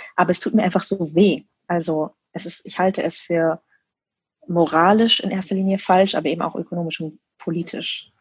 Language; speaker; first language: German; early bilingual, other home language; Vietnamese